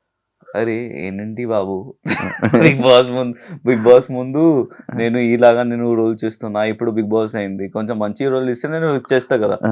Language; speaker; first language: Telugu; non-native, learner; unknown